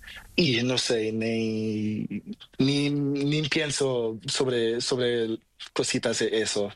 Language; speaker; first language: Spanish; non-native, learner; Portuguese